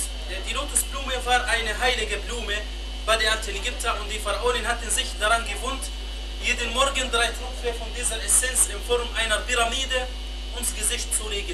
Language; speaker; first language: German; non-native, fluent; Arabic